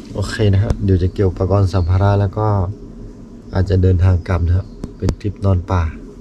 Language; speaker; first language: Thai; native; Thai